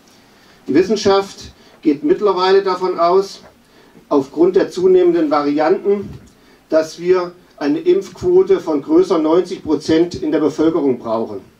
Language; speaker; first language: German; native; German